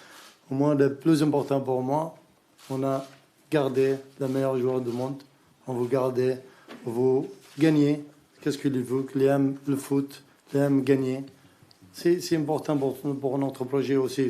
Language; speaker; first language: French; non-native, learner; Arabic